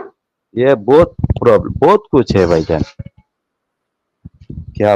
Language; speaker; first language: Hindi; non-native, learner; Bangla